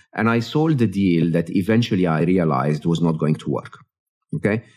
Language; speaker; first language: English; non-native, fluent; Arabic